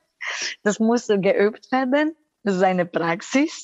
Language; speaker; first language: German; non-native, fluent; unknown